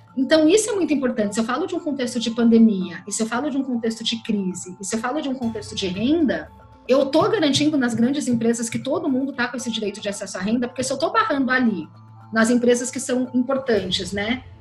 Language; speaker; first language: Portuguese; native; Portuguese